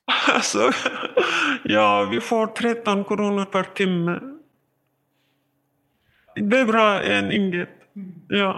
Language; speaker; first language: Swedish; non-native, learner; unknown